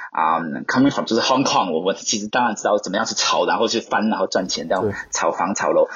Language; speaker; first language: Chinese; non-native, local second language; Cantonese